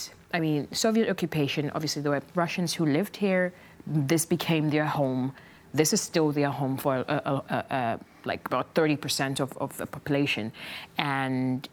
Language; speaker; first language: English; non-native, local second language; Akan